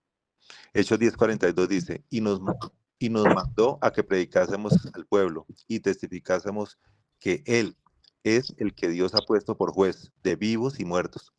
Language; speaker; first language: Spanish; native; Spanish